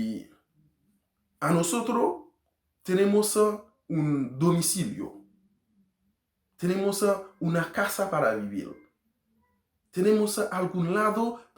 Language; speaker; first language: Spanish; non-native, learner; Haitian Creole